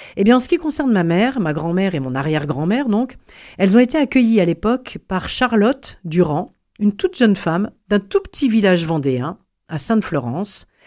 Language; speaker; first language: French; native; French